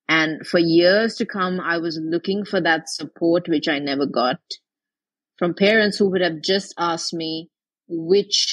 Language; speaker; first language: English; non-native, local second language; Tamil